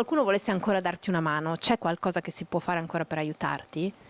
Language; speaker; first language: Italian; native; Italian